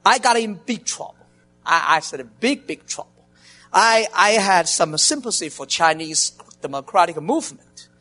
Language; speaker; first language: English; non-native, learner; Chinese